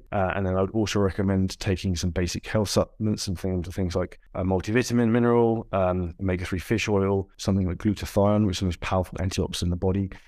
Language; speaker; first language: English; native; English